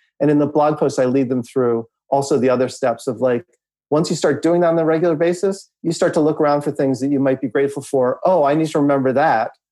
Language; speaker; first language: English; native; English